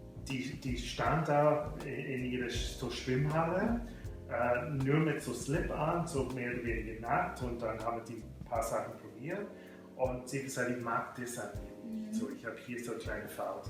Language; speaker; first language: German; non-native, fluent; English